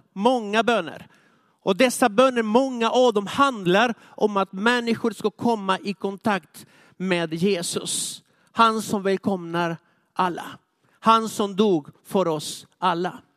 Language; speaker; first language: Swedish; non-native, fluent; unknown